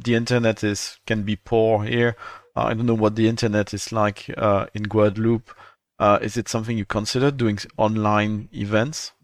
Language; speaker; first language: English; non-native, fluent; French